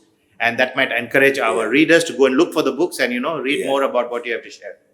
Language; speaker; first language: English; non-native, fluent; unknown